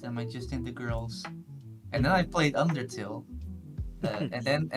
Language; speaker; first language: English; native; English